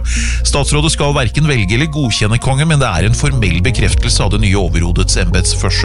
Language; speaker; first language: Norwegian; native; Norwegian